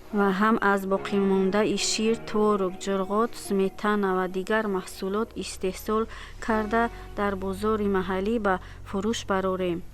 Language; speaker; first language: Tajik; native; Tajik